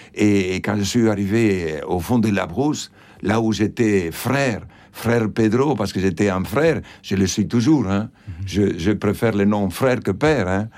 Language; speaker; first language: French; non-native, fluent; Spanish